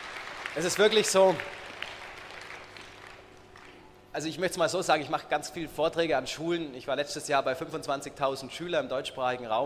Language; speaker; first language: German; native; German